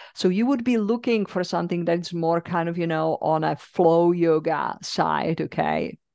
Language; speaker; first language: English; non-native, fluent; Czech